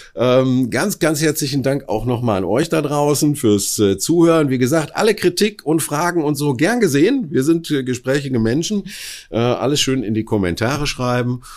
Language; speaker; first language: German; native; German